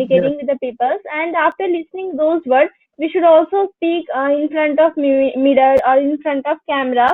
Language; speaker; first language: English; non-native, learner; Hindi